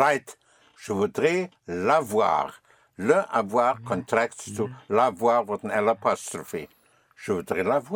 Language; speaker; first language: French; non-native, fluent; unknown